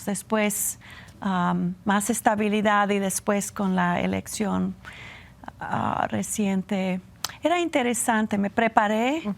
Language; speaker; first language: Spanish; non-native, fluent; English